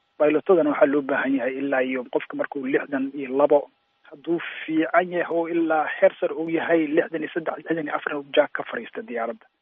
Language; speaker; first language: Somali; native; Somali